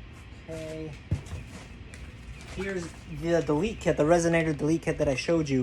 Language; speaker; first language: English; native; English